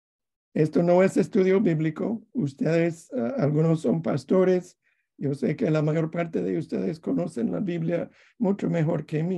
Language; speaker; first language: Spanish; non-native, fluent; English